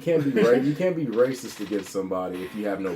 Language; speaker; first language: English; native; English